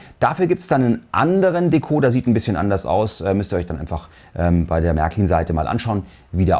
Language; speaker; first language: German; native; German